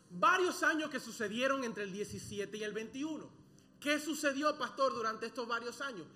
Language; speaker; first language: Spanish; early bilingual, other home language; English